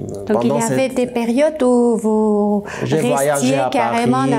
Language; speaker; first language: French; non-native, fluent; Armenian